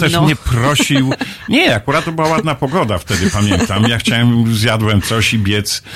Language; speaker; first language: Polish; native; Polish